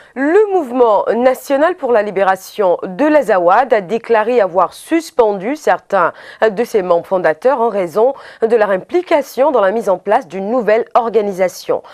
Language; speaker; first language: French; non-native, local second language; Arabic